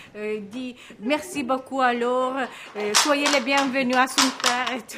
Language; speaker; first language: French; non-native, learner; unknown